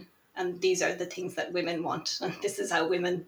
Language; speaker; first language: English; native; English